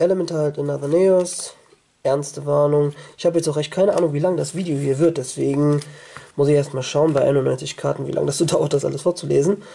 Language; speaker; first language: German; native; German